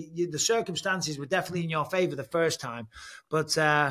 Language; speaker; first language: English; native; English